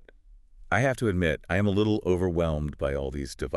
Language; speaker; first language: English; native; English